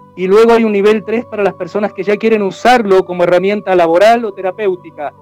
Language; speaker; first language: Spanish; native; Spanish